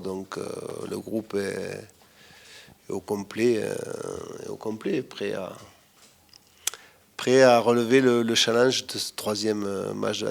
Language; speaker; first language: French; native; French